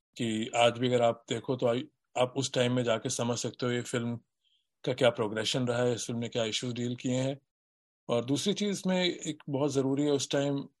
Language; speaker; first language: Hindi; native; Hindi